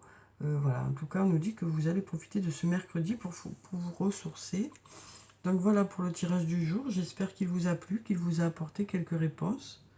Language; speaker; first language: French; native; French